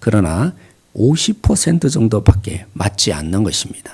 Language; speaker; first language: Korean; native; Korean